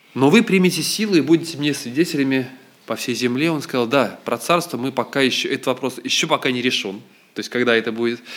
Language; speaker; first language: Russian; native; Russian